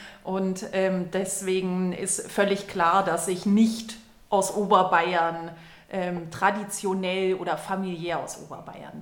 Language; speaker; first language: German; native; German